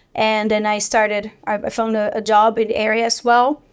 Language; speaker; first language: English; non-native, fluent; Portuguese